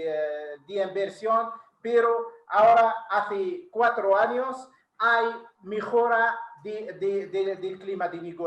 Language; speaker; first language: Spanish; non-native, fluent; Arabic